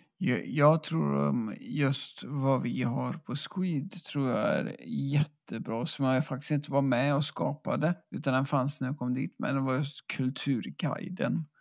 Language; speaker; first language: Swedish; native; Swedish